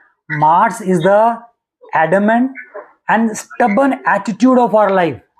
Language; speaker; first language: English; non-native, local second language; Hindi